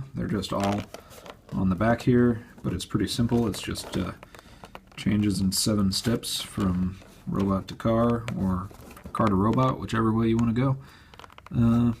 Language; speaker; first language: English; native; English